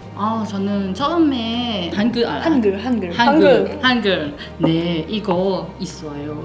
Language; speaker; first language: Korean; non-native, learner; Thai